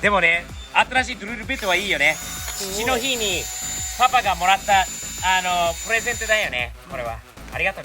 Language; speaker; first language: Japanese; non-native, fluent; English